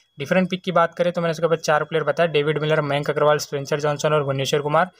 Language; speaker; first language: Hindi; native; Hindi